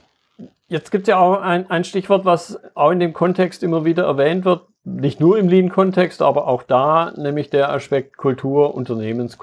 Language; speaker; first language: German; native; German